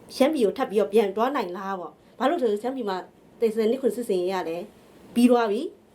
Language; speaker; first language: Burmese; non-native, local second language; Shan